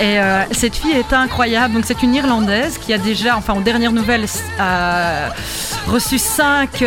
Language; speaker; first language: French; native; French